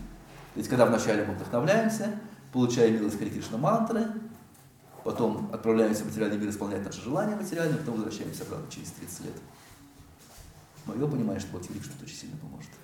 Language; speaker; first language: Russian; native; Russian